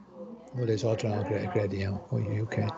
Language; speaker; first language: French; non-native, learner; English